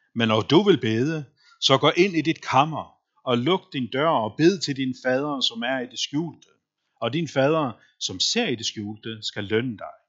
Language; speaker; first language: Danish; non-native, local second language; Faroese